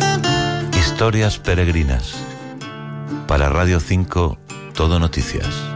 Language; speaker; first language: Spanish; native; Spanish